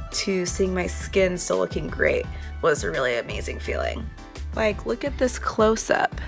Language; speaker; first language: English; native; English